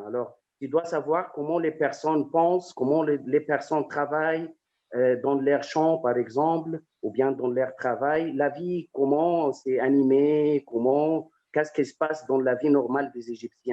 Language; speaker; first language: French; non-native, fluent; Arabic